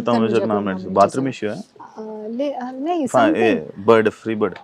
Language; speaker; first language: Telugu; native; Telugu